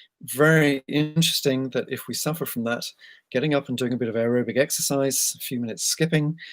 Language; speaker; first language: English; native; English